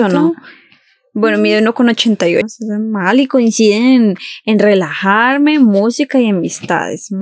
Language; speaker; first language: Spanish; native; Spanish